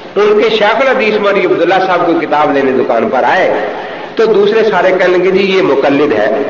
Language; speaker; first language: Urdu; non-native, local second language; Punjabi